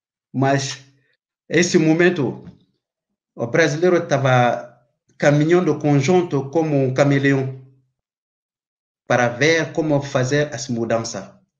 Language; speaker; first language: Portuguese; non-native, learner; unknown